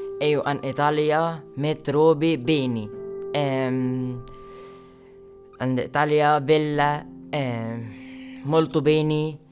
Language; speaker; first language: Italian; non-native, learner; Arabic